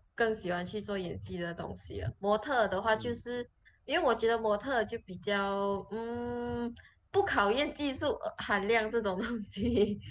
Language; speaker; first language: Chinese; native; Chinese